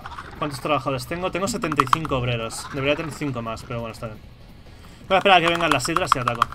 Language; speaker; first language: Spanish; native; Spanish